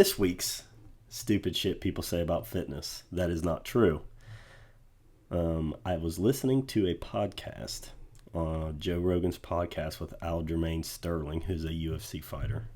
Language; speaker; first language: English; native; English